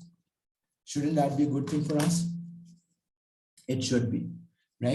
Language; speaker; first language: English; non-native, local second language; Urdu